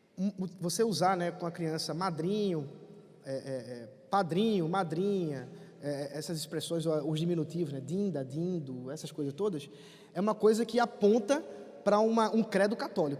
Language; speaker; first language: Portuguese; native; Portuguese